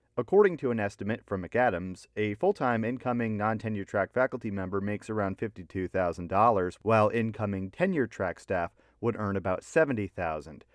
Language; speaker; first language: English; native; English